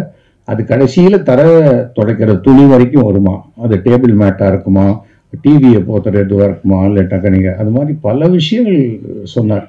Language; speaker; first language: Tamil; native; Tamil